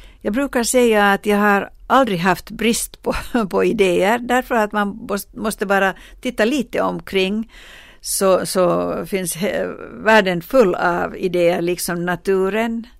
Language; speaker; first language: Swedish; non-native, local second language; Finnish